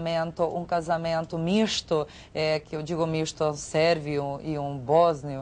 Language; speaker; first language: Portuguese; non-native, fluent; Serbian